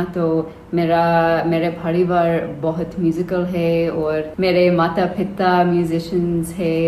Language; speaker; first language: Hindi; non-native, learner; English